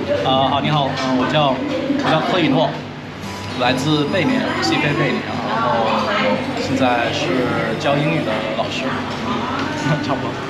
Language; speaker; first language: Chinese; early bilingual, heritage; Chinese